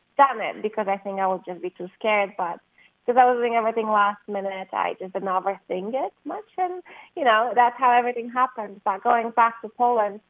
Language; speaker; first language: English; non-native, fluent; Polish